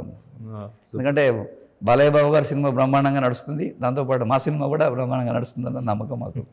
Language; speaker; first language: Telugu; native; Telugu